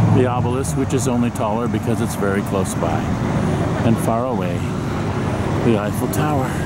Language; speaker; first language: English; native; English